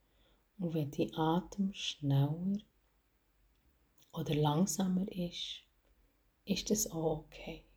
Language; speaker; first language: German; native; German